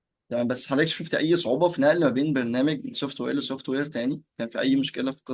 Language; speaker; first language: Arabic; native; Arabic